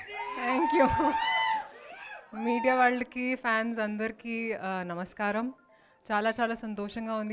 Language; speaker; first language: Telugu; non-native, local second language; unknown